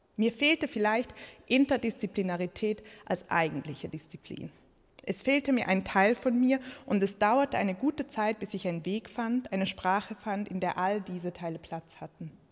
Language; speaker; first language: German; early bilingual, other home language; Croatian